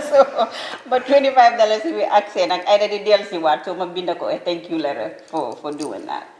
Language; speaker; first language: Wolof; non-native, local second language; Fula